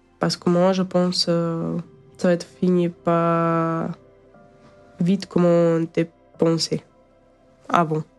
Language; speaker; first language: French; non-native, learner; Ukrainian